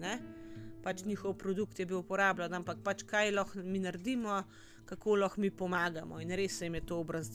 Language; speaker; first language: Slovenian; native; Slovenian